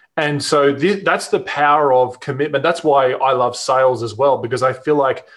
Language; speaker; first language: English; native; English